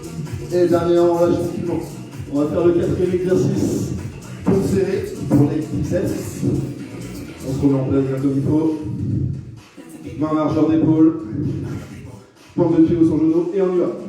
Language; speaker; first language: French; native; French